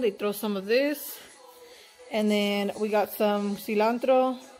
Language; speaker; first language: English; early bilingual, other home language; Spanish